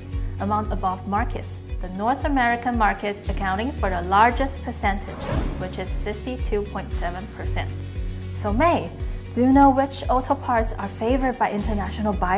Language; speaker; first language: English; non-native, fluent; Chinese